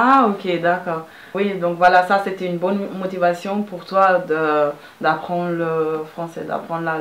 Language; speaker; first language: French; non-native, fluent; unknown